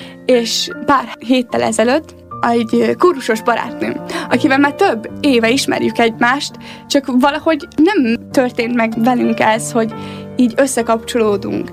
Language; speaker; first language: Hungarian; native; Hungarian